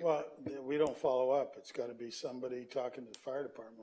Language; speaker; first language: English; native; English